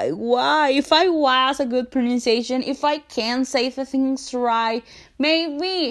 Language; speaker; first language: English; non-native, learner; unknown